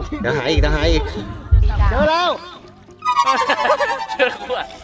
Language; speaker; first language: Thai; native; Thai